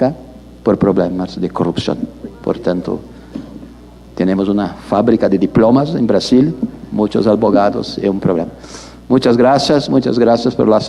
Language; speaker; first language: Spanish; non-native, learner; Portuguese